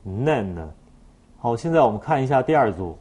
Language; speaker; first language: Chinese; native; Chinese